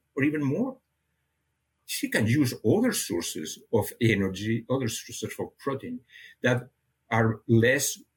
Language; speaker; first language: English; non-native, fluent; Catalan